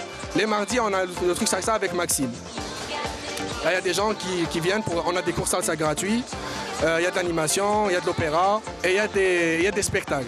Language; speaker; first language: French; native; French